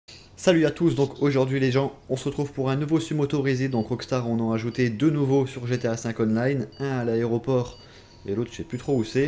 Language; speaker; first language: French; native; French